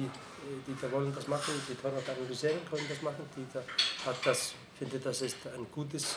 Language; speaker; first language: German; non-native, fluent; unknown